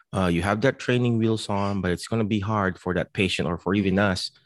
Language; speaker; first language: English; non-native, local second language; Filipino